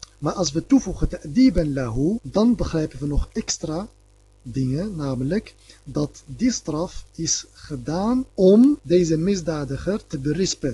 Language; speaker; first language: Dutch; non-native, fluent; Arabic